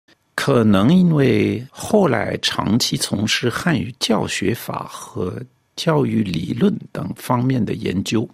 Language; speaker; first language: Chinese; non-native, fluent; French